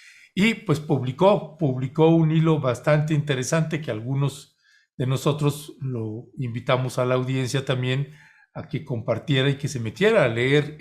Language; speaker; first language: Spanish; native; Spanish